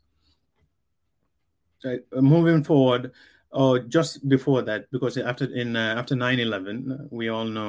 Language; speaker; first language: English; non-native, local second language; Mandingo